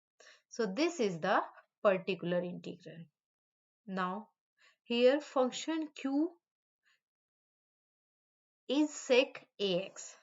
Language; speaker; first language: English; non-native, local second language; Hindi